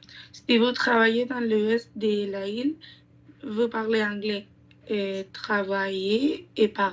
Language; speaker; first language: French; non-native, learner; Spanish